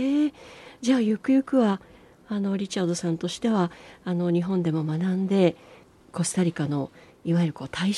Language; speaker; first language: Japanese; native; Japanese